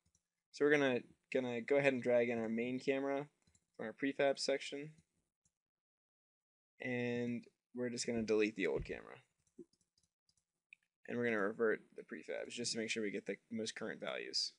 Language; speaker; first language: English; native; English